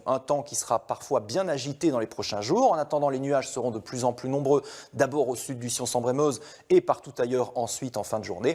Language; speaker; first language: French; native; French